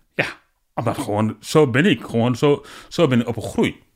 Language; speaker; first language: Dutch; non-native, learner; Wolof